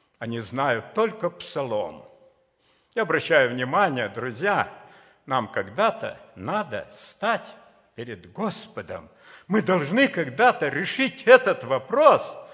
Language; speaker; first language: Russian; native; Russian